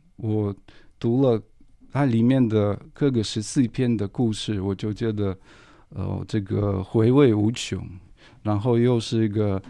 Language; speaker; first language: Chinese; non-native, fluent; Russian